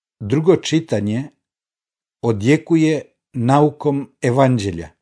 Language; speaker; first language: Croatian; non-native, fluent; Albanian